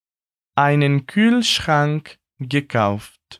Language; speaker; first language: German; non-native, fluent; Portuguese